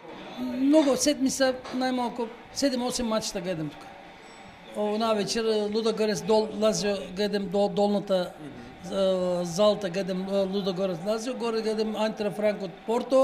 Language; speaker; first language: Bulgarian; non-native, learner; Turkish